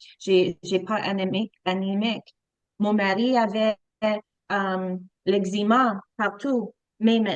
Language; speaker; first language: French; non-native, learner; English